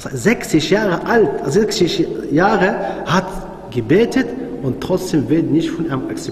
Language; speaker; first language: German; non-native, fluent; Arabic